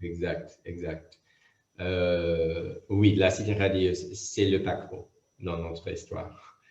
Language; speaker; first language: French; non-native, fluent; English